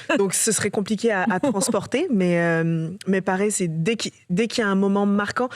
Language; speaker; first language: French; native; French